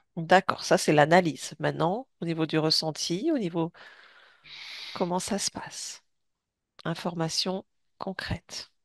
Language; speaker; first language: French; native; French